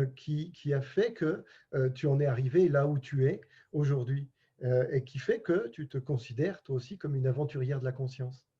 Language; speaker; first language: French; native; French